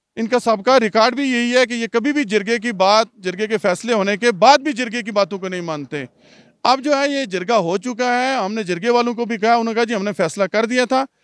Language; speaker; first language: Urdu; non-native, local second language; Punjabi